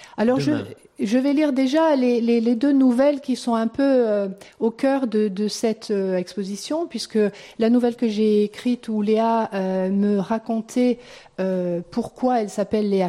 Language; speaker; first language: French; native; French